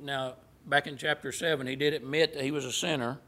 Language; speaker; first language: English; native; English